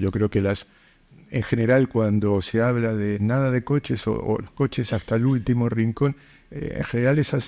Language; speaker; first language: Spanish; native; Spanish